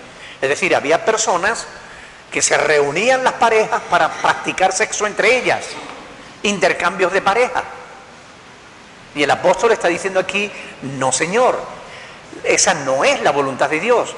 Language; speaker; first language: Spanish; native; Spanish